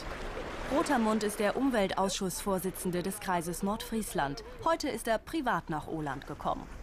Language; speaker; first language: German; native; German